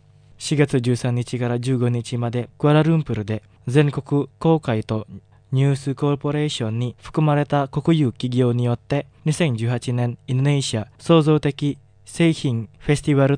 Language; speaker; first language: Japanese; non-native, fluent; Indonesian